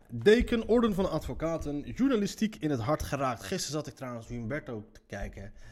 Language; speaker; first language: Dutch; early bilingual, other home language; Riffian